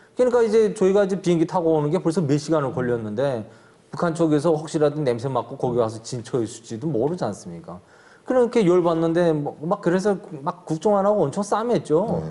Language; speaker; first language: Korean; native; Korean